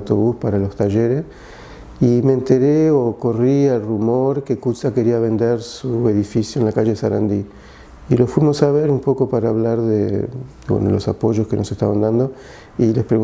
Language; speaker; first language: Spanish; native; Spanish